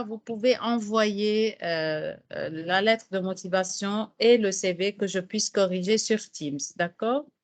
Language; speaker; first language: French; non-native, fluent; Arabic